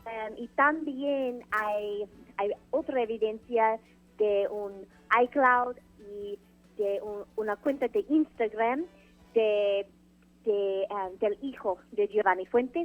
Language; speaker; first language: Spanish; non-native, fluent; English